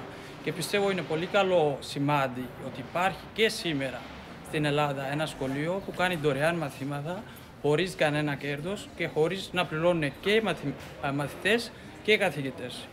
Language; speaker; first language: Greek; non-native, fluent; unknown